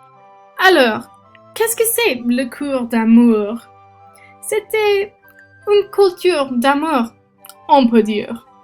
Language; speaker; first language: French; non-native, learner; English